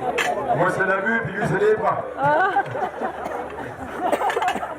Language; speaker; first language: French; native; French